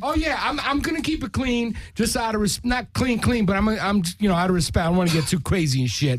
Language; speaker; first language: English; early bilingual, other home language; Spanish